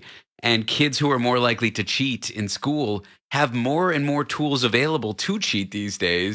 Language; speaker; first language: English; native; English